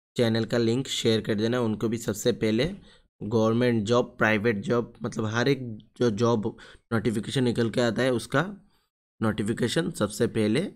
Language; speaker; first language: Hindi; non-native, local second language; Bangla